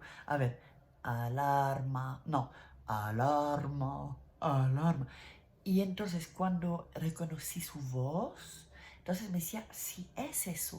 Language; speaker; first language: Spanish; non-native, learner; French